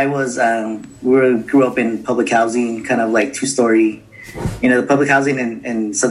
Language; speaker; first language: English; native; English